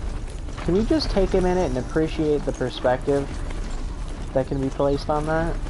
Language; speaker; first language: English; native; English